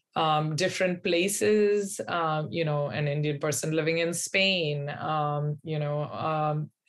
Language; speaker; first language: English; non-native, local second language; Hindi